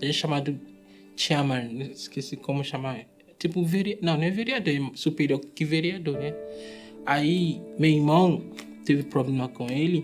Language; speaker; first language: Portuguese; non-native, fluent; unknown